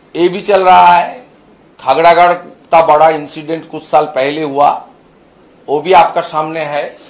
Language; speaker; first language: Hindi; non-native, local second language; Bangla